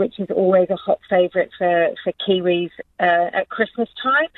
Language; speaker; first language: English; native; English